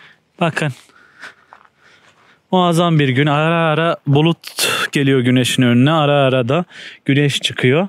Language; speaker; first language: Turkish; native; Turkish